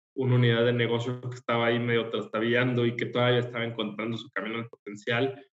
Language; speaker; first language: Spanish; native; Spanish